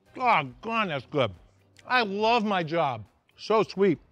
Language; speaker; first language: English; native; English